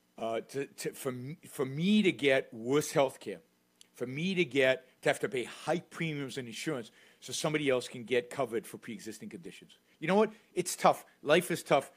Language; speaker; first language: English; native; English